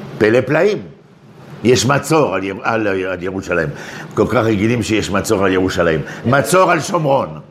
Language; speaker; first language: Hebrew; non-native, fluent; French